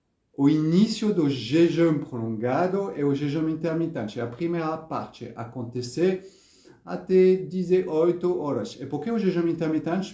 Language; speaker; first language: Portuguese; non-native, fluent; French